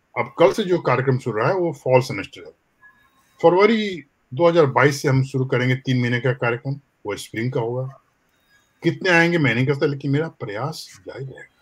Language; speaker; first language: Hindi; native; Hindi